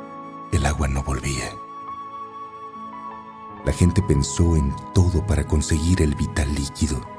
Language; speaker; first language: Spanish; native; Spanish